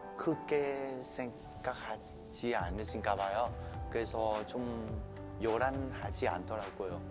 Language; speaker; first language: Korean; non-native, learner; Vietnamese